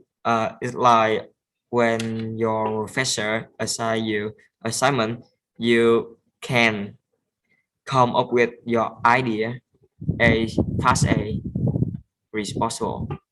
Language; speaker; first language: English; non-native, learner; Vietnamese